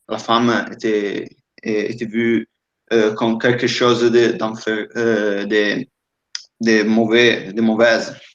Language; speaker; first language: French; non-native, fluent; Italian